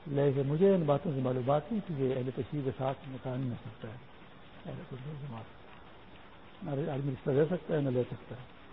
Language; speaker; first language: Urdu; non-native, local second language; Pashto